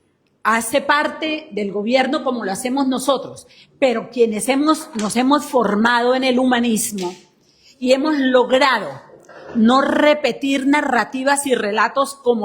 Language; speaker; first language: Spanish; native; Spanish